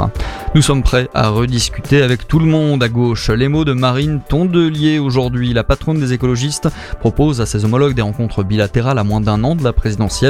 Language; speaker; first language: French; native; French